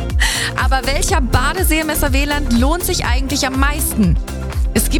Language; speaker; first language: German; native; German